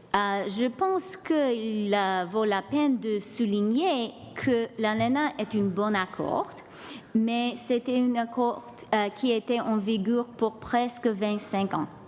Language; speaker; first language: French; non-native, local second language; English